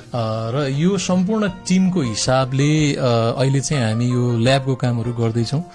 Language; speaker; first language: Nepali; non-native, local second language; Gurung